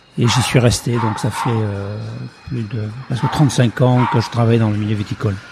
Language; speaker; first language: French; early bilingual, other home language; Portuguese